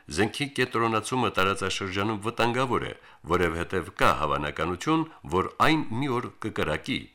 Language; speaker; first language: Armenian; native; Armenian